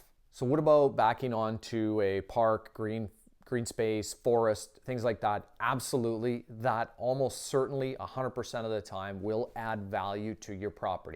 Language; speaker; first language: English; native; English